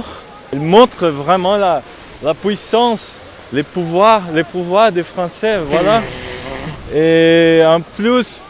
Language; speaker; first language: French; non-native, fluent; Portuguese